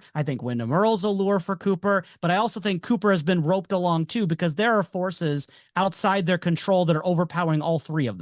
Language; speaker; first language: English; native; English